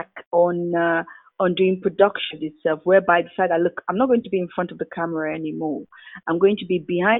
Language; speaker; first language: English; non-native, local second language; Yoruba